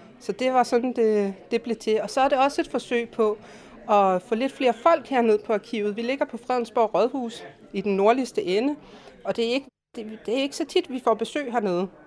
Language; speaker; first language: Danish; native; Danish